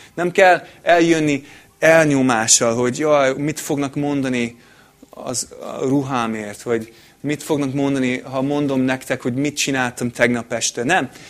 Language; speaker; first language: Hungarian; non-native, fluent; English